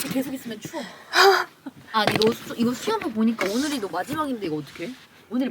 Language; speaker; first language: Korean; native; Korean